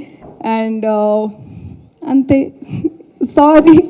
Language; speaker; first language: Telugu; non-native, learner; Tamil